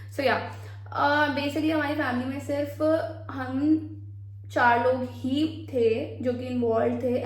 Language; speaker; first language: Hindi; native; Hindi